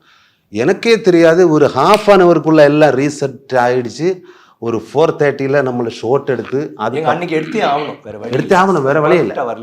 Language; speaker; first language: Tamil; non-native, learner; Malayalam